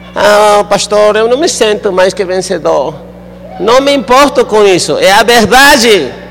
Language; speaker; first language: Portuguese; non-native, fluent; Spanish